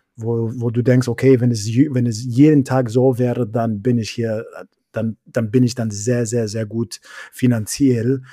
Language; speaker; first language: German; non-native, fluent; English